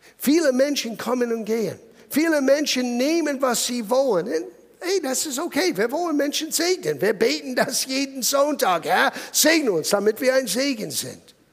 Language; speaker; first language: German; non-native, fluent; English